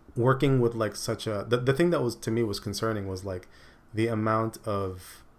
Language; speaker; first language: English; early bilingual, other home language; Filipino